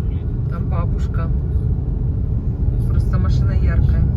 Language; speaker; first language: Russian; native; Russian